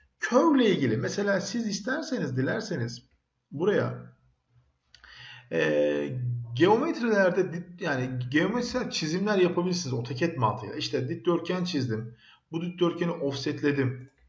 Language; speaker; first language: Turkish; native; Turkish